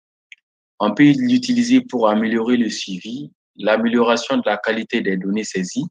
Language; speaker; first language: French; non-native, local second language; Bambara